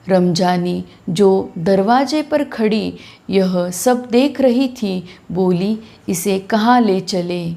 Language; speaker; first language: Hindi; non-native, local second language; Marathi